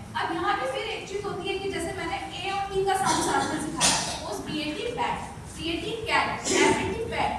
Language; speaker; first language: Hindi; native; Hindi